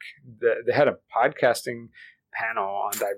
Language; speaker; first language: English; early bilingual, other home language; Spanish